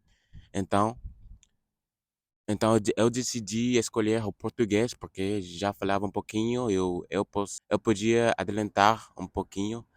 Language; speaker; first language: Portuguese; non-native, fluent; English